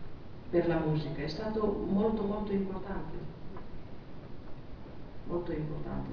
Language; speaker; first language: Italian; non-native, fluent; Greek